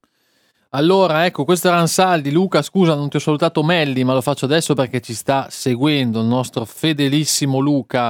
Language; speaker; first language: Italian; native; Italian